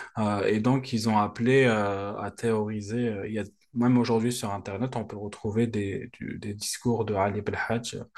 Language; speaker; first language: French; non-native, local second language; Arabic